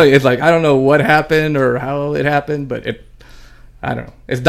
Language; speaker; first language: English; early bilingual, other home language; Spanish